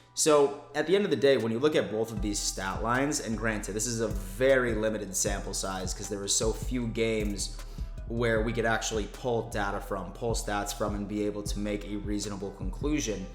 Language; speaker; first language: English; native; English